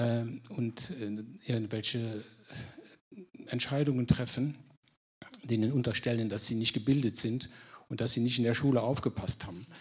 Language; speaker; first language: German; non-native, local second language; Luxembourgish